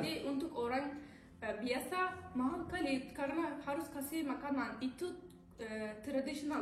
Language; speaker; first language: Indonesian; non-native, learner; Turkish